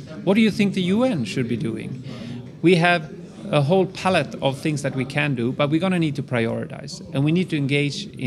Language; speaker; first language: English; non-native, fluent; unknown